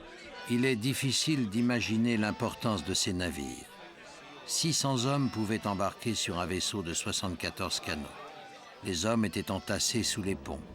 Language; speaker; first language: French; native; French